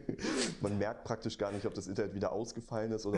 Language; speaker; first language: German; native; German